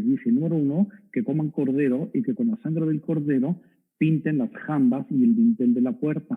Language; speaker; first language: Spanish; native; Spanish